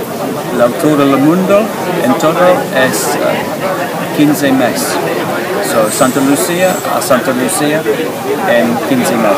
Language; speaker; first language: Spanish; non-native, learner; English